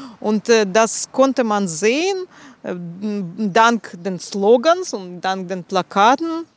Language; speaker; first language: German; non-native, fluent; Russian